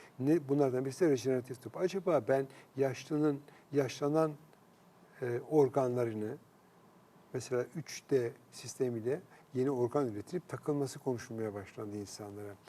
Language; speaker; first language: Turkish; native; Turkish